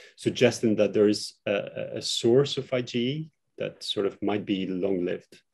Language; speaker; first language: English; non-native, fluent; Albanian